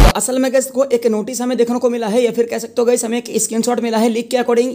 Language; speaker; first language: Hindi; non-native, local second language; Bangla